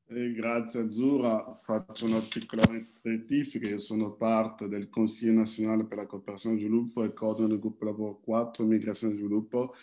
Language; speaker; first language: Italian; non-native, fluent; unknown